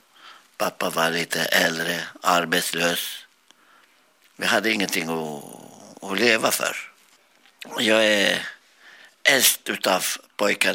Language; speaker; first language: Swedish; non-native, learner; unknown